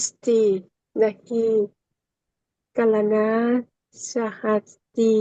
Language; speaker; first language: Hindi; non-native, learner; Thai